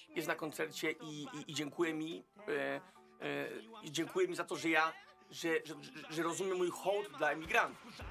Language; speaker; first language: Polish; non-native, fluent; Danish